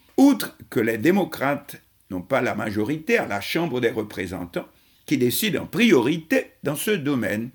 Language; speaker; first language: French; non-native, local second language; Haitian Creole